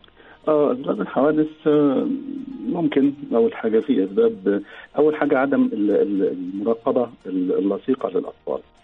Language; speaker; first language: Arabic; native; Arabic